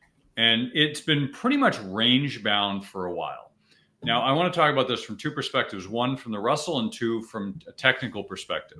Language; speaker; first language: English; native; English